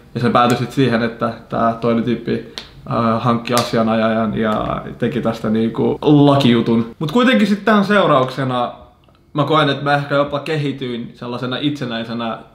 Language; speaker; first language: Finnish; early bilingual, other home language; Arabic